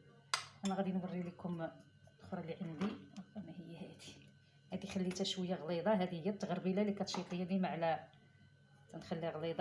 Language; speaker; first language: Arabic; native; Arabic